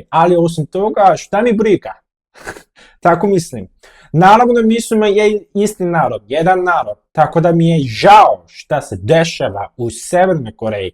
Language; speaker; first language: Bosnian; non-native, fluent; Korean